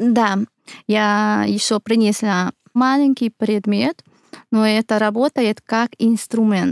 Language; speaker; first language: Russian; non-native, fluent; Hungarian